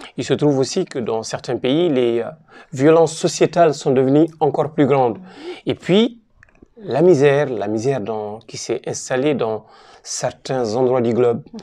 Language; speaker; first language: French; native; French